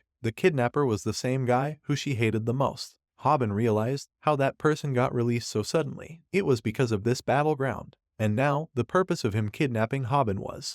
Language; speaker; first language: English; non-native, local second language; Hindi